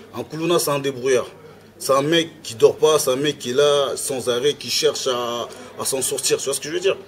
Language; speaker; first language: French; early bilingual, other home language; Lingala